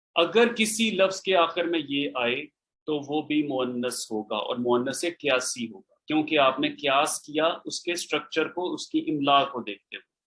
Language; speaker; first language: Urdu; native; Urdu